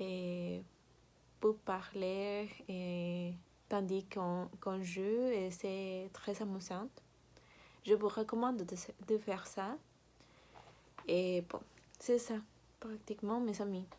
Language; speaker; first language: French; non-native, learner; Spanish